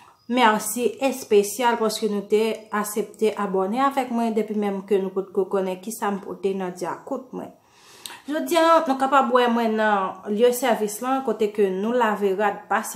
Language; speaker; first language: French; non-native, learner; Haitian Creole